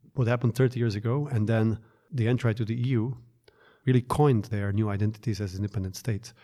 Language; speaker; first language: English; non-native, fluent; Slovak